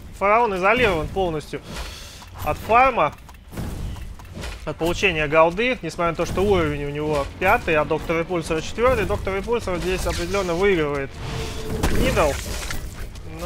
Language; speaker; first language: Russian; native; Russian